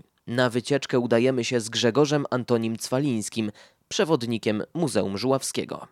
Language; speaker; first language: Polish; native; Polish